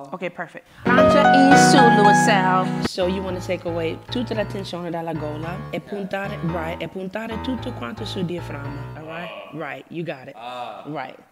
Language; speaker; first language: Italian; non-native, fluent; English